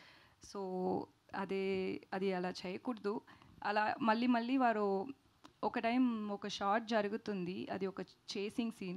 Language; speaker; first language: Telugu; non-native, learner; Tamil